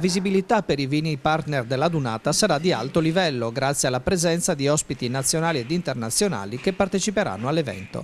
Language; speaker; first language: Italian; native; Italian